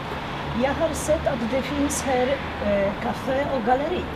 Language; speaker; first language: Swedish; non-native, learner; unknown